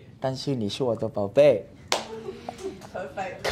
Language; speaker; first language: Chinese; non-native, learner; Thai